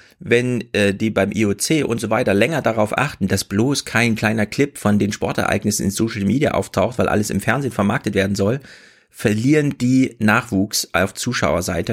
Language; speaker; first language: German; native; German